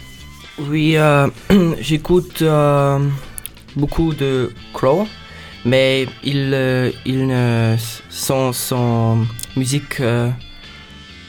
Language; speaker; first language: French; non-native, learner; German